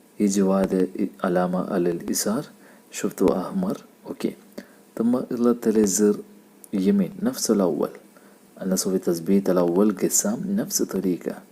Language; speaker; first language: Arabic; non-native, learner; Malayalam